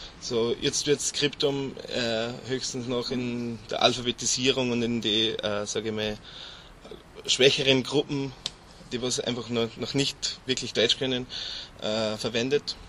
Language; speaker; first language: German; native; German